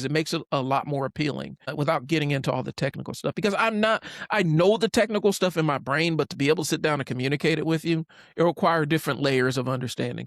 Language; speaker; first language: English; native; English